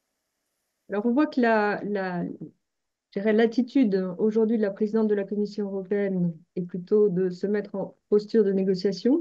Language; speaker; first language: French; native; French